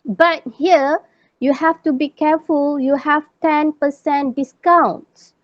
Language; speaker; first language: English; non-native, local second language; Malay